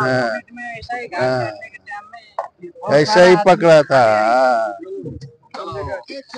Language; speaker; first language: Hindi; non-native, local second language; Bangla